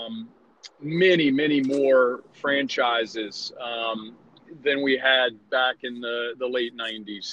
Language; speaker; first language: English; native; English